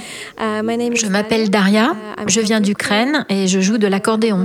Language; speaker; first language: French; non-native, fluent; Ukrainian